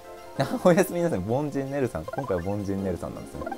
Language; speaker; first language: Japanese; native; Japanese